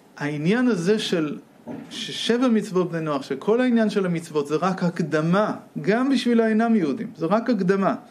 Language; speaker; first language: Hebrew; non-native, fluent; English